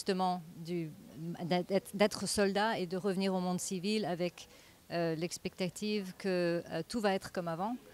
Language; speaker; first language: French; non-native, fluent; English